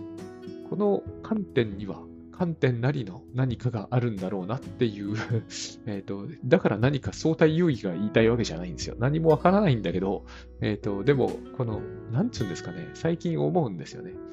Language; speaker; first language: Japanese; native; Japanese